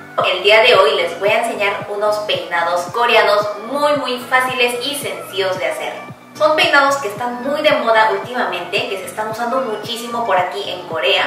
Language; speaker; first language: Spanish; non-native, fluent; Korean